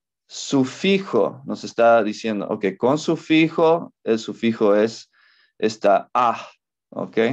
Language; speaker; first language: Spanish; non-native, fluent; English